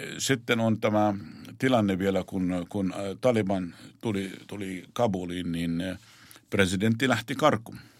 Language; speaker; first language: Finnish; non-native, fluent; Arabic